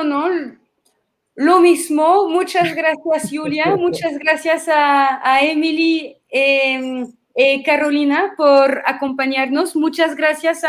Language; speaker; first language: Spanish; non-native, fluent; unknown